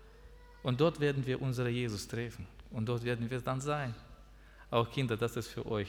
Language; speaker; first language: German; non-native, learner; Russian